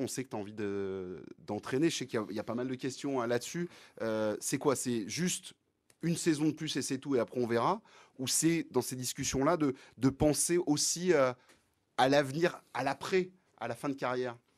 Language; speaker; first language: French; native; French